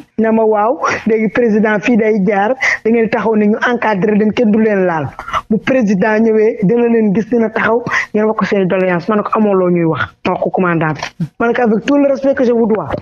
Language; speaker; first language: Wolof; non-native, local second language; Fula